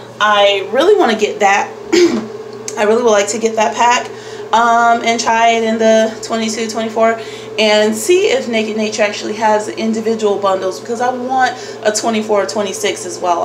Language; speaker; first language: English; native; English